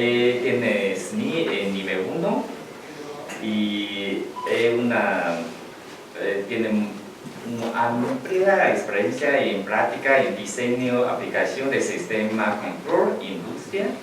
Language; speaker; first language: Spanish; non-native, learner; Chinese